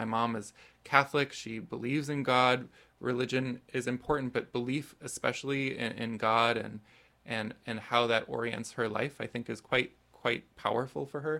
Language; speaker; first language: English; native; English